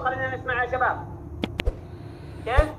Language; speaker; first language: Arabic; native; Arabic